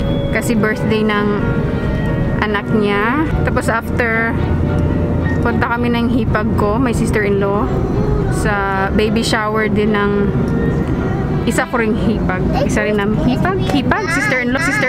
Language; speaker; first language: Filipino; native; Filipino